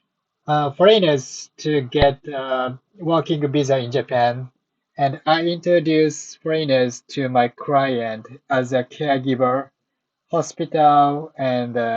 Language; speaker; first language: English; non-native, learner; Japanese